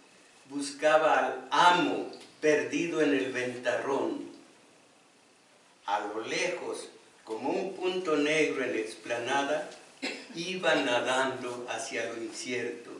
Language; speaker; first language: Spanish; native; Spanish